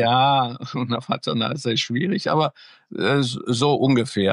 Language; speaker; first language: German; early bilingual, other home language; Greek